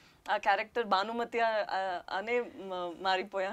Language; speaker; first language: Telugu; non-native, learner; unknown